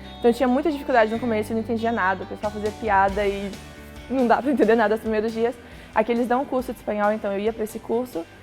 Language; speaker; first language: Portuguese; native; Portuguese